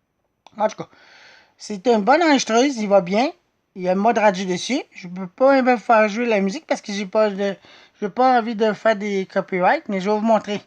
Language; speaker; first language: French; native; French